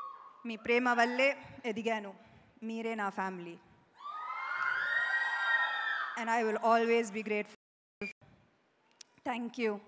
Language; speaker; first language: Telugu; non-native, local second language; Tamil